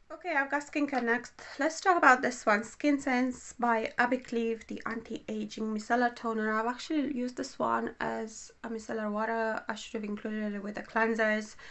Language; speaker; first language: English; non-native, fluent; Romanian